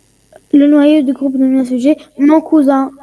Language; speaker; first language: French; non-native, learner; Arabic